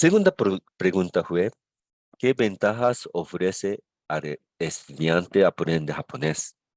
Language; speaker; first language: Spanish; non-native, fluent; Japanese